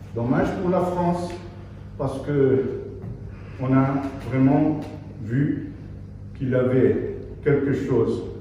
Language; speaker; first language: French; non-native, fluent; Portuguese